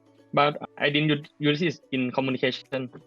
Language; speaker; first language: English; non-native, learner; Thai